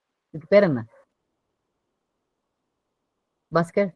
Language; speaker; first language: Tamil; native; Tamil